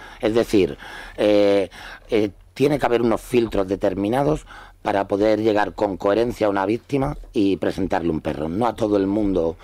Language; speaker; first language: Spanish; native; Spanish